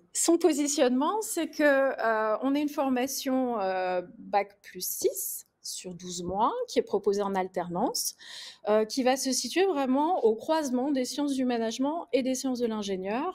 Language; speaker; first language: French; native; French